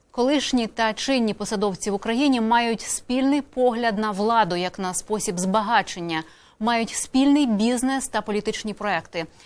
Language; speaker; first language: Ukrainian; native; Ukrainian